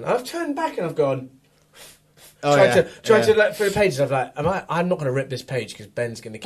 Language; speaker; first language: English; native; English